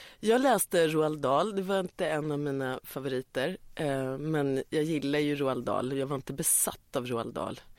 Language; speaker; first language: Swedish; native; Swedish